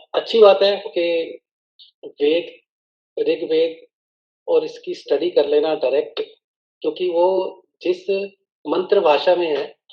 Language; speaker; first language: Hindi; non-native, local second language; Punjabi